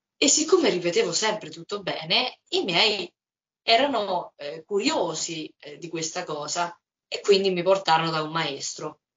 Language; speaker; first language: Italian; native; Italian